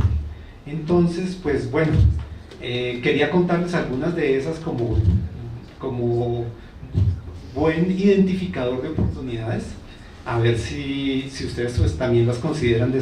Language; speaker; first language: Spanish; native; Spanish